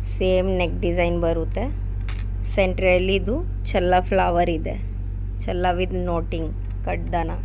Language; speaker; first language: Kannada; non-native, local second language; Urdu